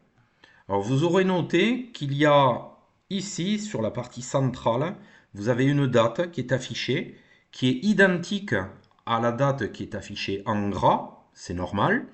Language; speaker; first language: French; native; French